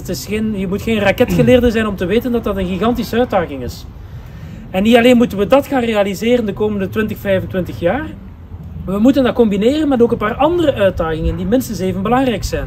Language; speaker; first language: Dutch; native; Dutch